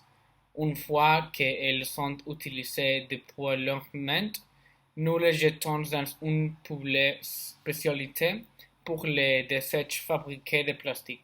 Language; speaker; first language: French; non-native, learner; Spanish